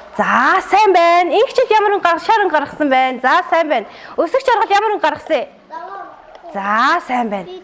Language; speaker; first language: Mongolian; native; Mongolian